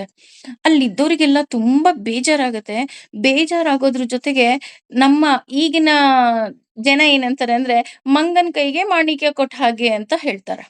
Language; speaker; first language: Kannada; native; Kannada